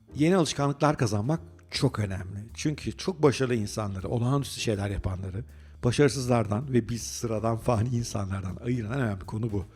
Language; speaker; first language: Turkish; native; Turkish